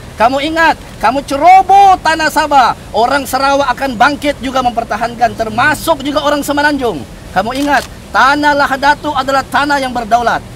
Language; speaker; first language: Malay; native; Malay